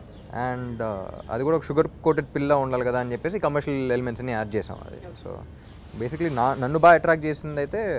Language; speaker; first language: Telugu; native; Telugu